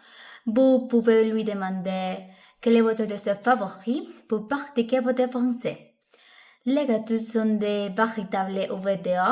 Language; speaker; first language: French; non-native, learner; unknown